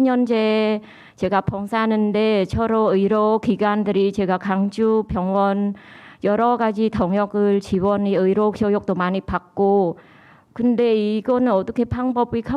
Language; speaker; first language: Korean; non-native, learner; Khmer